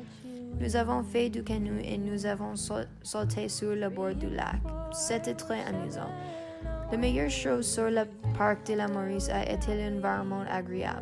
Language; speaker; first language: French; non-native, learner; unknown